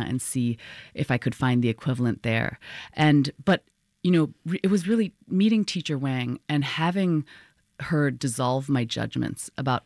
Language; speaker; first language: English; non-native, local second language; Cantonese